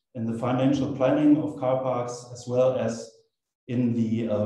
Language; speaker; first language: English; non-native, fluent; German